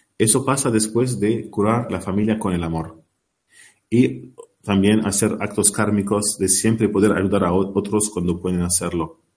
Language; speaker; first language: Spanish; non-native, learner; Arabic